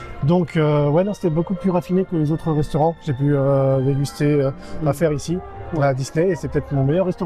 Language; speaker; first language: French; native; French